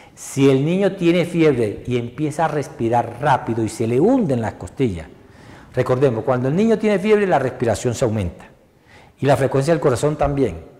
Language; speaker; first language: Spanish; native; Spanish